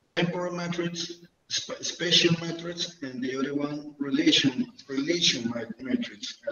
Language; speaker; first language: English; non-native, fluent; Spanish